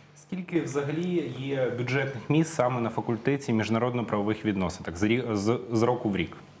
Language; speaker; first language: Ukrainian; native; Ukrainian